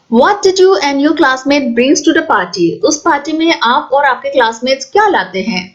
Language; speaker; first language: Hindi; non-native, local second language; Assamese